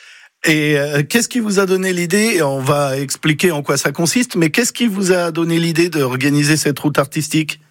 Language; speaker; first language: French; native; French